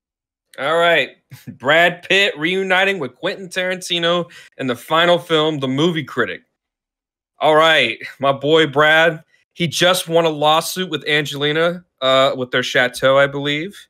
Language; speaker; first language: English; native; English